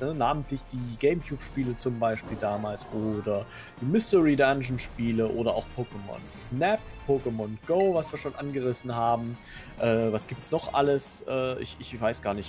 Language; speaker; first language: German; native; German